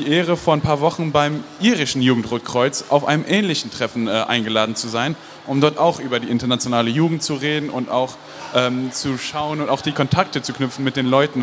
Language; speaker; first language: German; non-native, local second language; Luxembourgish